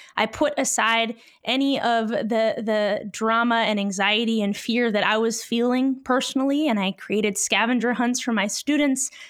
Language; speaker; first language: English; native; English